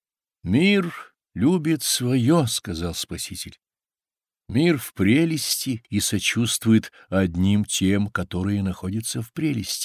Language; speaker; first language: Russian; native; Russian